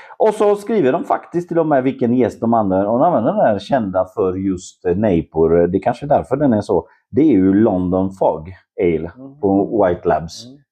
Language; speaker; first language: Swedish; non-native, fluent; Polish